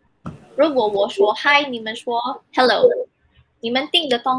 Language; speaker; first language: Chinese; non-native, learner; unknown